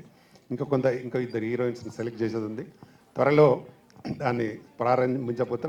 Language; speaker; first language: Telugu; native; Telugu